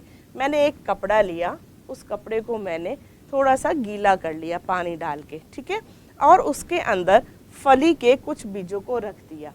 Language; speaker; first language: Hindi; native; Hindi